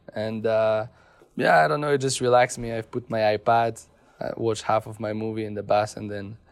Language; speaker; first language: English; non-native, fluent; French